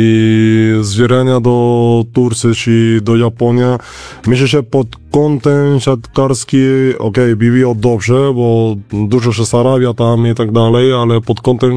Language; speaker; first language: Polish; non-native, learner; Spanish